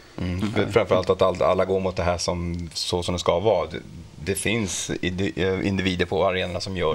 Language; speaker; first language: Swedish; native; Swedish